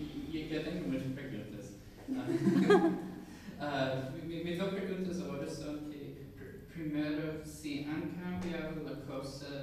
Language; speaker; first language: Spanish; non-native, fluent; English